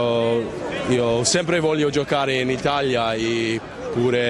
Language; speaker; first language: Italian; non-native, learner; Spanish